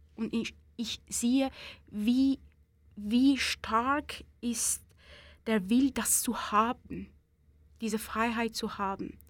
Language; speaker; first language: German; non-native, fluent; Persian